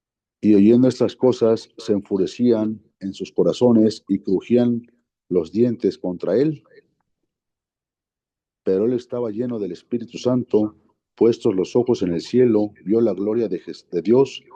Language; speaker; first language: Spanish; native; Spanish